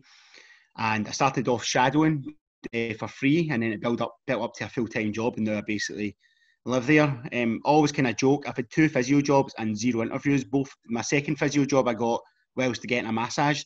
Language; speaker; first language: English; native; English